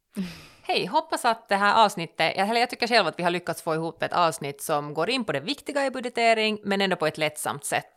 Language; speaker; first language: Swedish; native; Swedish